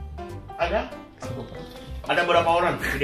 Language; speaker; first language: Indonesian; non-native, fluent; Japanese